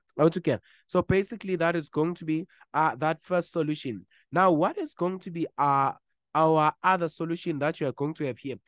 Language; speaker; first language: English; non-native, local second language; Zulu